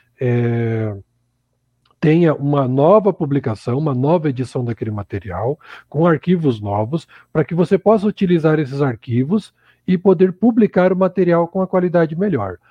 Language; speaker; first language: Portuguese; native; Portuguese